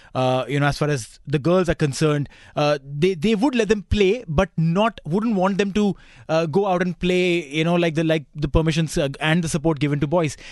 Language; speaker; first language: English; non-native, local second language; Hindi